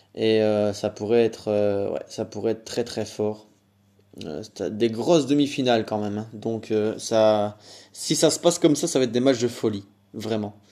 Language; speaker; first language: French; native; French